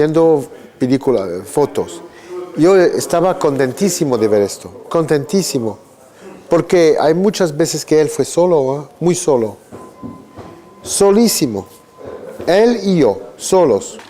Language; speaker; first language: Spanish; early bilingual, heritage; Spanish